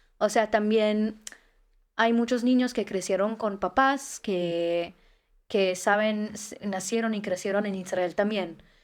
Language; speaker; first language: Spanish; early bilingual, heritage; Spanish